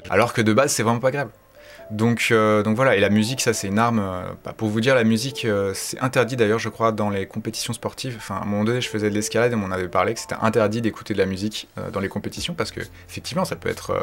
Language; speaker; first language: French; native; French